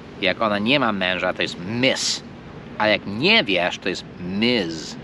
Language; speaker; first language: Polish; non-native, fluent; English